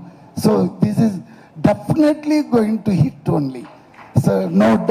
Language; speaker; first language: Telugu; non-native, learner; Tamil